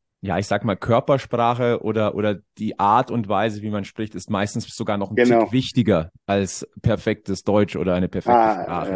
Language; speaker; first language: German; native; German